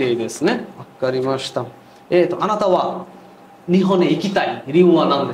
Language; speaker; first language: Japanese; non-native, learner; Bangla